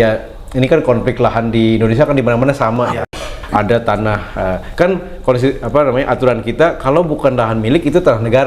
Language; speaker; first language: Indonesian; native; Indonesian